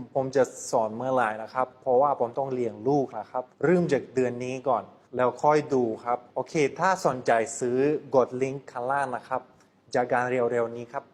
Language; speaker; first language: Thai; non-native, fluent; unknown